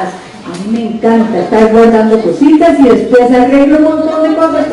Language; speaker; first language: Spanish; native; Spanish